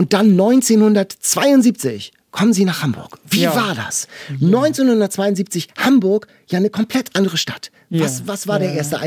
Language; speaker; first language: German; native; German